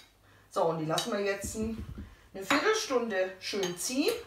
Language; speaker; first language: German; native; German